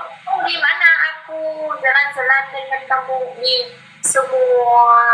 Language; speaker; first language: Indonesian; non-native, learner; Vietnamese